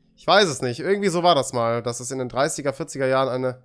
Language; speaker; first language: German; native; German